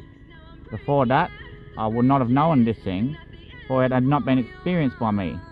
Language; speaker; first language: English; native; English